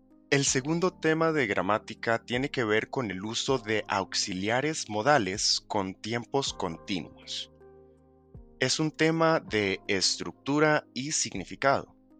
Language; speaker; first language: Spanish; native; Spanish